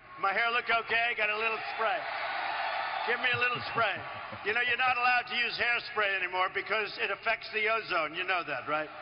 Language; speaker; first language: English; native; English